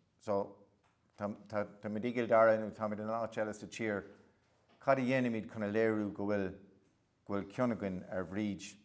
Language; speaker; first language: Irish; non-native, local second language; English